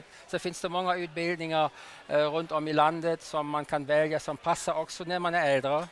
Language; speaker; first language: Swedish; non-native, fluent; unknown